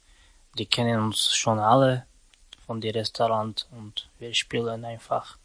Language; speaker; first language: German; non-native, learner; Romany